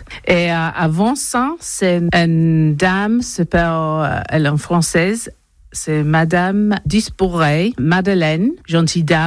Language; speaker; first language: French; non-native, learner; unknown